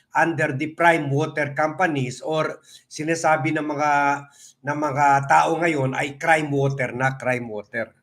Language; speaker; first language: Filipino; native; Filipino